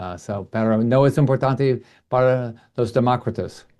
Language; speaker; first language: Spanish; non-native, learner; English